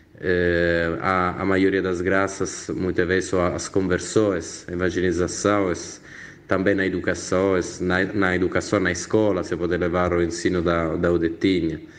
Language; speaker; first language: Portuguese; non-native, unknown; Italian